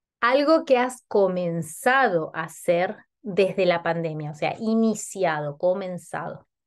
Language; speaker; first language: Spanish; native; Spanish